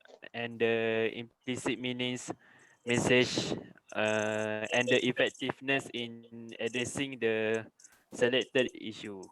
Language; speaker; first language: English; non-native, local second language; Malay